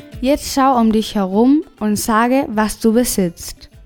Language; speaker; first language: German; non-native, fluent; Spanish